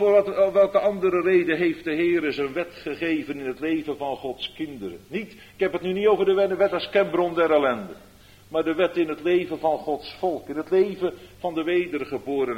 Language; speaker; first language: Dutch; native; Dutch